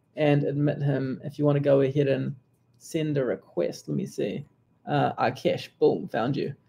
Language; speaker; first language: English; native; English